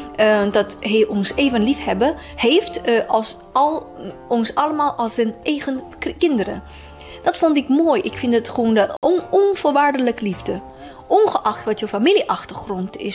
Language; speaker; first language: Dutch; non-native, fluent; Chinese